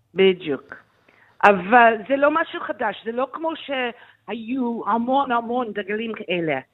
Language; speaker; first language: Hebrew; non-native, fluent; English